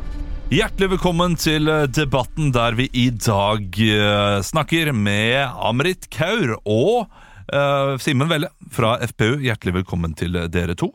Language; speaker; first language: Norwegian; native; Norwegian